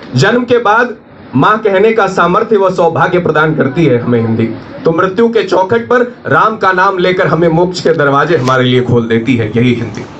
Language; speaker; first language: Hindi; native; Hindi